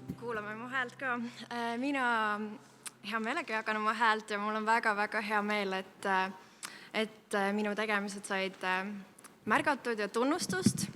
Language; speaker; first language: Estonian; native; Estonian